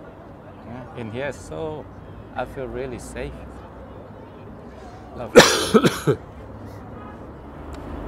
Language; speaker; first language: English; non-native, fluent; Indonesian